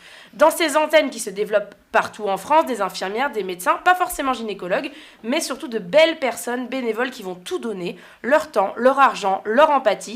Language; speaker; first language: French; native; French